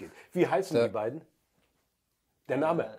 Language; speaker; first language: German; native; German